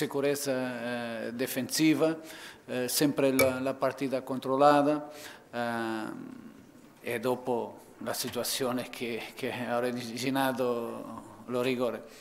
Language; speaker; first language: Italian; non-native, fluent; Portuguese